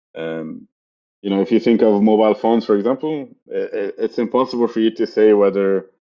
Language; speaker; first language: English; non-native, fluent; Arabic